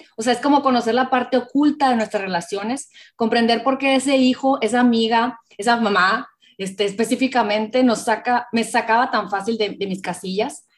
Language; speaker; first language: Spanish; native; Spanish